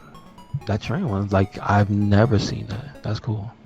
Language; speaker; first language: English; native; English